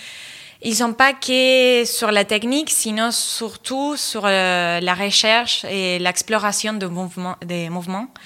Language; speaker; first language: French; non-native, fluent; Spanish